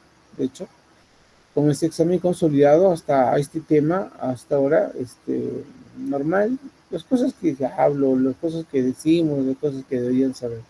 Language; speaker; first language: Spanish; native; Spanish